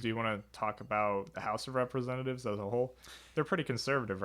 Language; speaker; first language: English; native; English